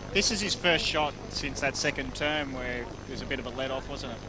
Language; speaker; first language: English; native; English